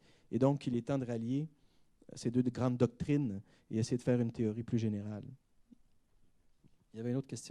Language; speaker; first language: French; native; French